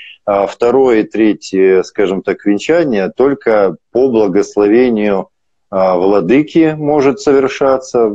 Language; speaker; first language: Russian; native; Russian